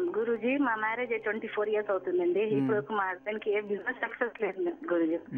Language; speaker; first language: Telugu; non-native, local second language; Marathi